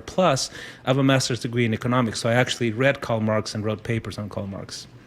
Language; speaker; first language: English; non-native, fluent; Spanish